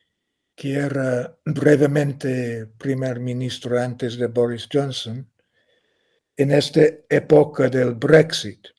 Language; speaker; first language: Spanish; non-native, fluent; English